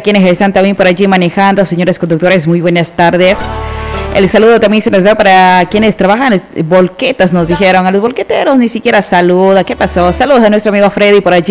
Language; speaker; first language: Spanish; native; Spanish